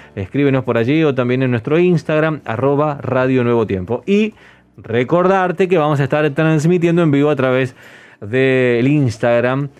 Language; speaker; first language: Spanish; native; Spanish